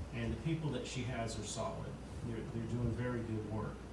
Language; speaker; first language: English; native; English